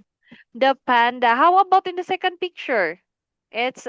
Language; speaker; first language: English; non-native, fluent; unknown